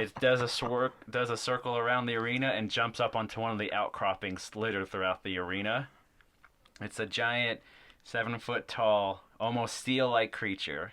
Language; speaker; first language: English; native; English